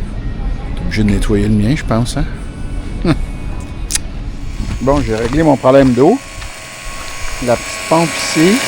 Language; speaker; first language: French; native; French